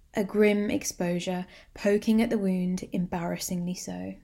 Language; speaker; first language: English; native; English